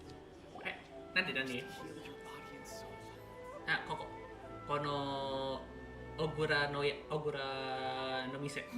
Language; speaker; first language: Japanese; non-native, learner; Indonesian